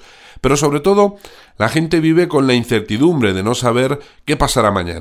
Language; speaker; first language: Spanish; native; Spanish